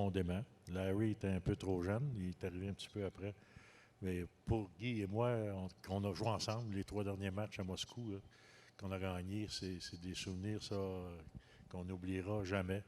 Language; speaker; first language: French; native; French